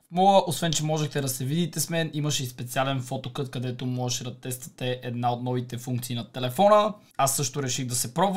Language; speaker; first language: Bulgarian; native; Bulgarian